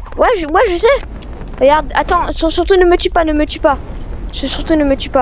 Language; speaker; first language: French; native; French